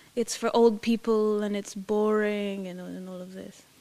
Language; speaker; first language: English; native; English